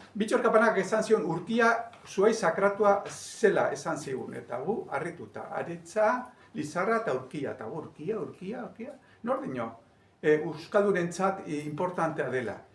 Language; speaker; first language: Basque; native; Basque